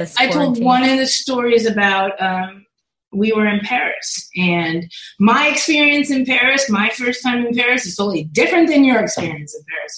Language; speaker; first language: English; native; English